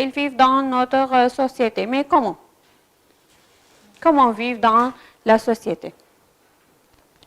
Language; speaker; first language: French; non-native, fluent; Arabic